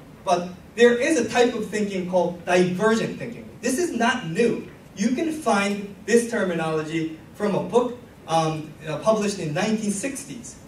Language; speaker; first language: English; non-native, fluent; Japanese